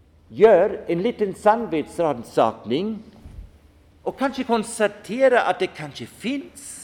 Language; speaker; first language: Swedish; non-native, fluent; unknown